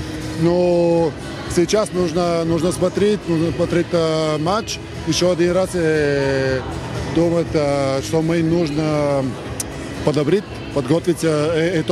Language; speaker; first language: Russian; non-native, learner; Bulgarian